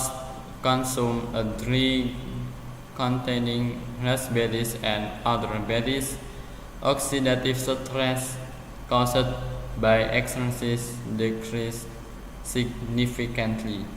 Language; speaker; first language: English; non-native, learner; Indonesian